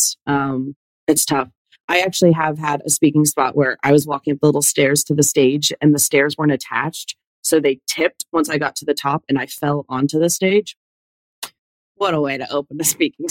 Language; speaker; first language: English; native; English